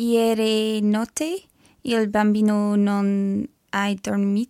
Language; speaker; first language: Italian; non-native, learner; English